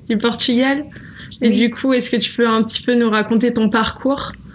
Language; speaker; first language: French; native; French